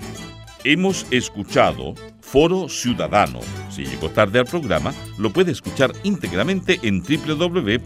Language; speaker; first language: Spanish; native; Spanish